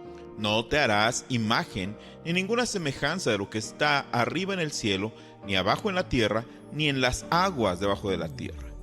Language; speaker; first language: Spanish; native; Spanish